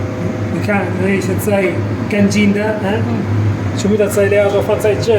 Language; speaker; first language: Chinese; non-native, fluent; Italian